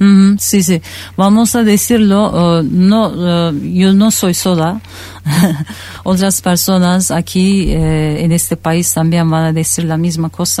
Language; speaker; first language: Spanish; non-native, fluent; Turkish